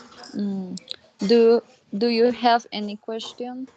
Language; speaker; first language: English; non-native, learner; Spanish